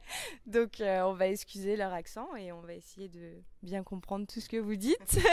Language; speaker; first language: French; native; French